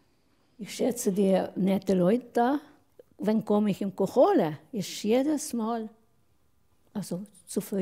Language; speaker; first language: German; non-native, learner; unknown